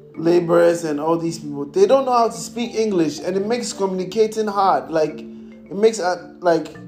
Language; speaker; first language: English; non-native, local second language; Akan